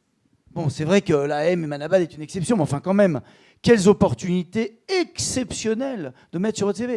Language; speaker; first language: French; native; French